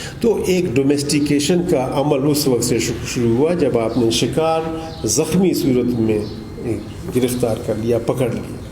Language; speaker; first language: Urdu; non-native, local second language; Baluchi